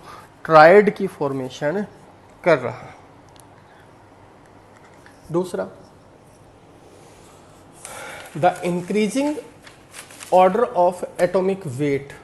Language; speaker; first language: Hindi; native; Hindi